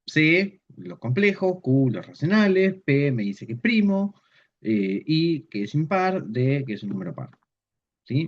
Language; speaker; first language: Spanish; native; Spanish